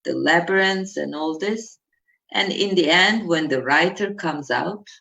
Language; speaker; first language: English; non-native, fluent; Turkish